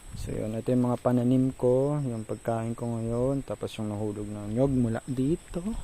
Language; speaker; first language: Filipino; non-native, local second language; Bikol